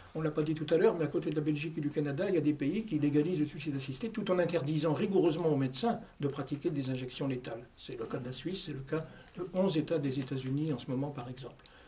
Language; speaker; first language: French; native; French